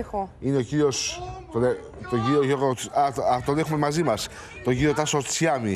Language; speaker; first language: Greek; native; Greek